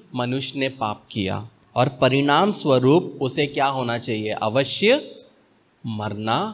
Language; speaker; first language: Hindi; native; Hindi